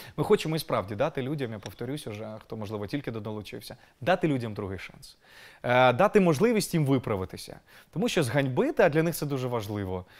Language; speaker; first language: Ukrainian; native; Ukrainian